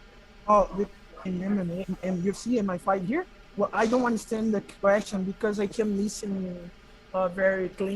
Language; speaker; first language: English; non-native, learner; Portuguese